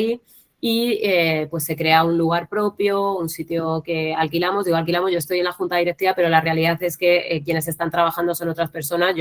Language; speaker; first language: Spanish; native; Spanish